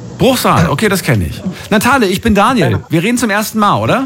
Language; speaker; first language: German; native; German